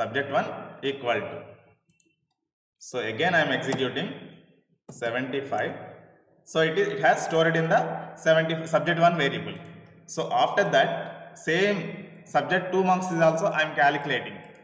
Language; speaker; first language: English; non-native, local second language; Telugu